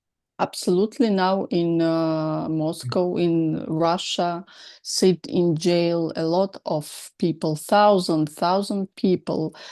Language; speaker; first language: English; non-native, learner; Russian